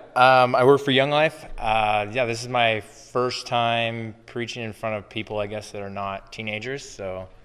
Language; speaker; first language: English; native; English